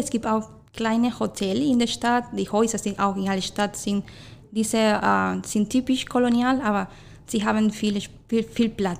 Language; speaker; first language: German; non-native, fluent; Spanish